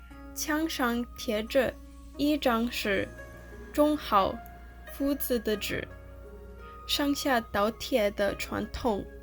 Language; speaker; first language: Chinese; non-native, learner; English